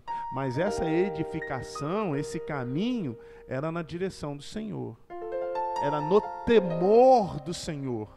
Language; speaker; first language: Portuguese; native; Portuguese